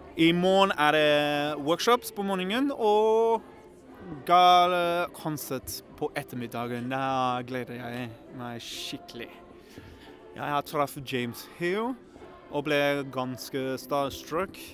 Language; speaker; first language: Norwegian; non-native, learner; English